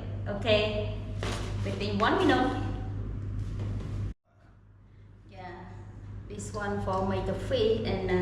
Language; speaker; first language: English; non-native, learner; Khmer